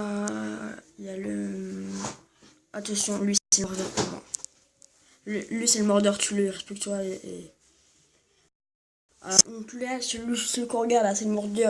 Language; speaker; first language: French; native; French